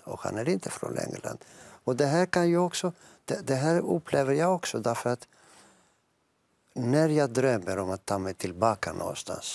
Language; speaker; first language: Swedish; non-native, fluent; Greek